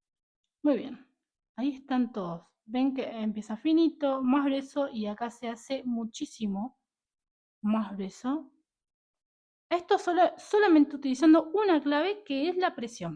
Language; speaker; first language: Spanish; native; Spanish